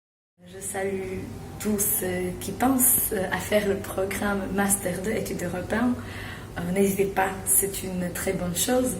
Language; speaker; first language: French; non-native, fluent; Slovak